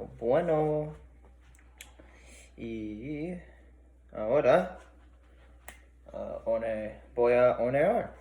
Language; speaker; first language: Spanish; non-native, learner; English